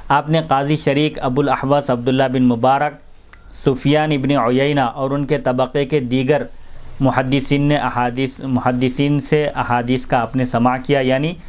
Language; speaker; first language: Urdu; native; Urdu